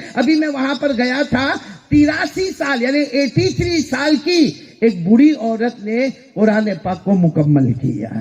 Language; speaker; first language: Urdu; non-native, local second language; Gujarati